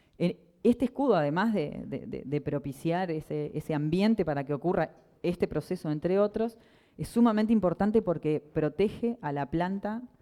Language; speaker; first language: Spanish; native; Spanish